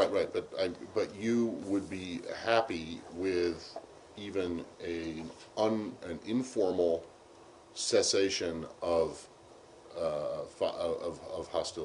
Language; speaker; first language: English; native; English